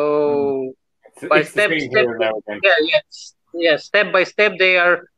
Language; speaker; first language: English; non-native, fluent; Lithuanian